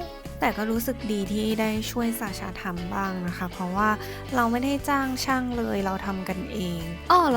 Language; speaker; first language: Thai; native; Thai